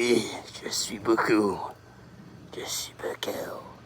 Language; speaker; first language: French; native; French